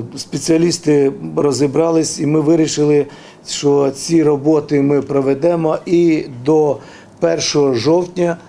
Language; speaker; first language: Ukrainian; native; Ukrainian